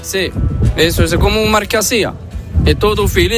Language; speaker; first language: Spanish; non-native, learner; Arabic